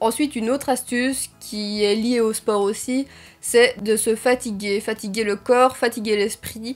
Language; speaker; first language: French; native; French